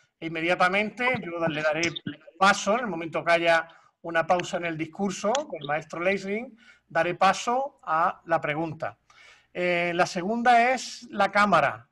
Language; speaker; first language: Spanish; native; Spanish